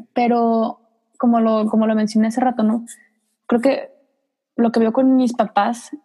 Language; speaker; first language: Spanish; native; Spanish